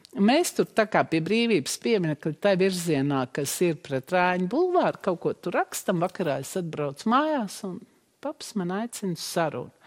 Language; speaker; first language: Latvian; native; Latvian